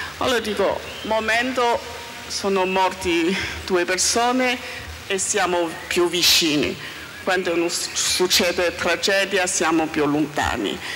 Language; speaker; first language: Italian; non-native, learner; Chinese